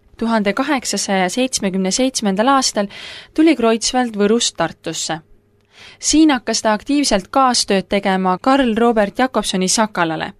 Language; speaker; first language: Estonian; native; Estonian